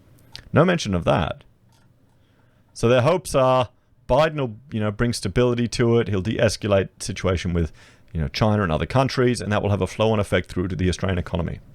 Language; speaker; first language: English; native; English